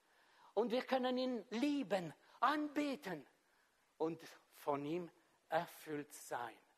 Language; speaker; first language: German; non-native, fluent; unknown